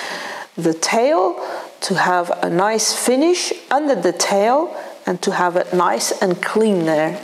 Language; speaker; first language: English; non-native, fluent; Dutch